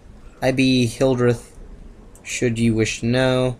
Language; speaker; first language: English; native; English